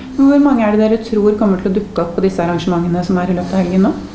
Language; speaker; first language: Norwegian; native; Norwegian